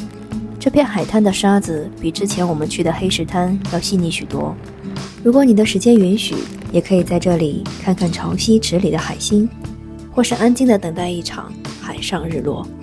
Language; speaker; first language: Chinese; native; Chinese